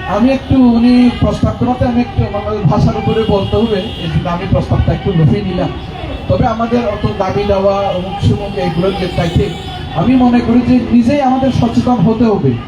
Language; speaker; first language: Bangla; non-native, local second language; Chakma